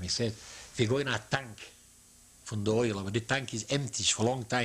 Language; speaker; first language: English; non-native, learner; Yiddish